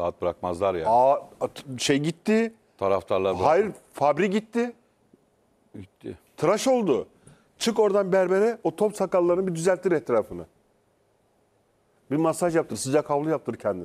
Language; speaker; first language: Turkish; native; Turkish